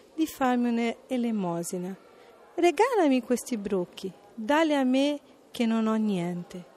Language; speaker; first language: Italian; non-native, fluent; Portuguese